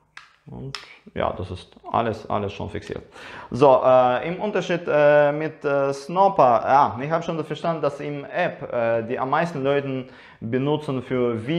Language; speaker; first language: German; non-native, learner; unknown